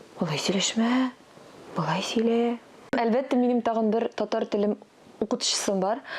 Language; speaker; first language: Tatar; non-native, local second language; Russian